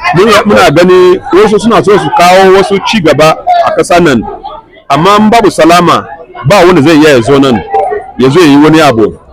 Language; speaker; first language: Hausa; non-native, local second language; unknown